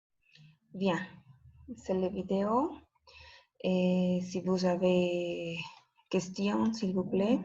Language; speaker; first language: French; non-native, fluent; Spanish